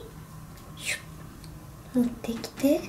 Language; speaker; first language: Japanese; native; Japanese